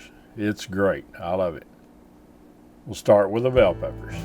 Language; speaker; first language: English; native; English